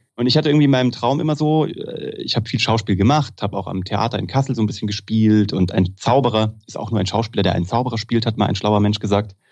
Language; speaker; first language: German; native; German